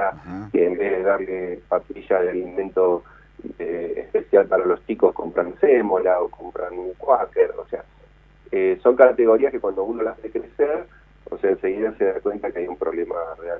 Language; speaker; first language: Spanish; native; Spanish